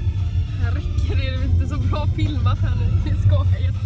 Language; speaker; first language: Swedish; early bilingual, other home language; Arabic